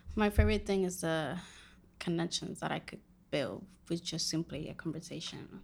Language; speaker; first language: English; non-native, fluent; Spanish